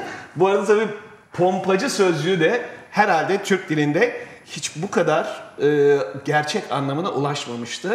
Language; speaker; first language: Turkish; native; Turkish